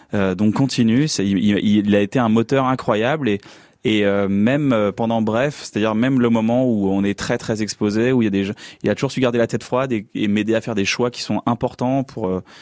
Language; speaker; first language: French; native; French